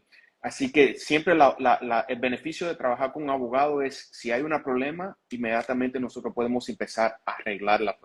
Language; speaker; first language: Spanish; early bilingual, heritage; Spanish